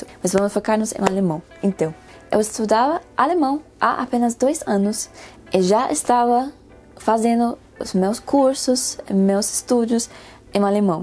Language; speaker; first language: Portuguese; non-native, fluent; Spanish